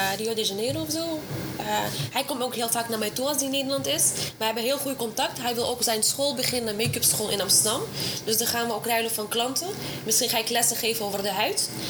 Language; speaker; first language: Dutch; non-native, fluent; Russian